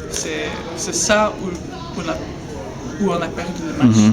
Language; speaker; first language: French; non-native, local second language; Dutch